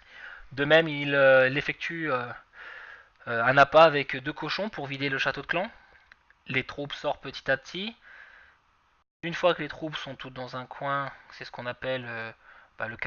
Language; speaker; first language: French; native; French